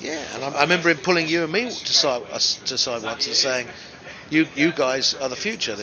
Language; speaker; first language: English; native; English